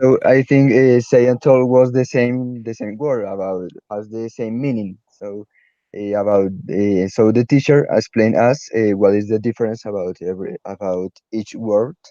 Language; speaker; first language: English; non-native, learner; Spanish